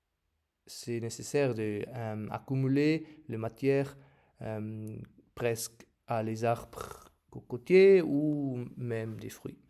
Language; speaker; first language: French; non-native, learner; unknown